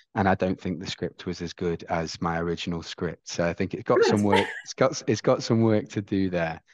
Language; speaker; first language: English; native; English